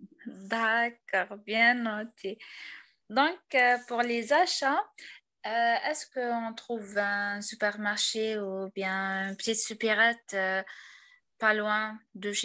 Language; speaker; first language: French; non-native, learner; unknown